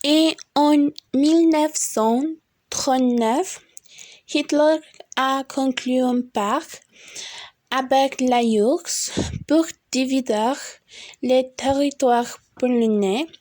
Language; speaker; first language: French; non-native, learner; Spanish